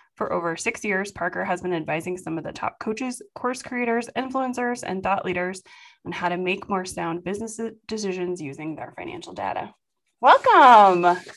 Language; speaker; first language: English; native; English